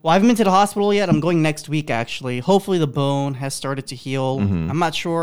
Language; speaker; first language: English; early bilingual, other home language; Korean